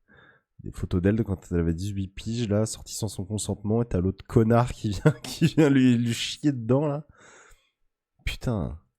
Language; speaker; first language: French; native; French